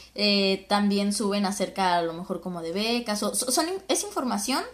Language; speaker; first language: Spanish; native; Spanish